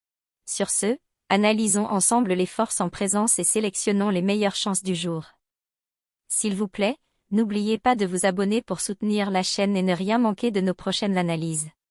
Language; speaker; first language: French; native; French